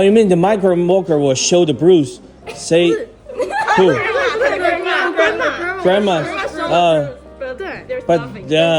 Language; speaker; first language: English; non-native, fluent; Chinese